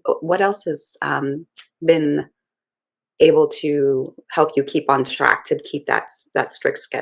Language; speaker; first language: English; native; English